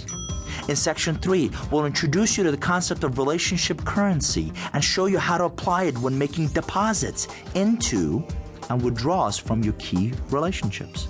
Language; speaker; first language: English; non-native, fluent; Persian